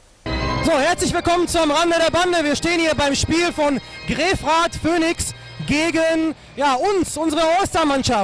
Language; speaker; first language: German; native; German